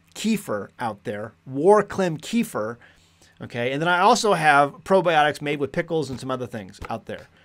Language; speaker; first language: English; native; English